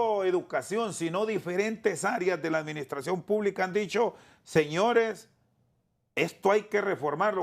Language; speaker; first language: Spanish; native; Spanish